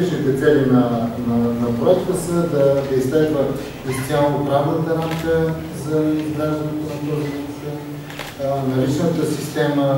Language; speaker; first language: Bulgarian; native; Bulgarian